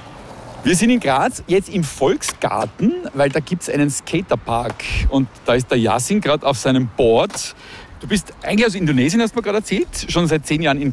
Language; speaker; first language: German; native; German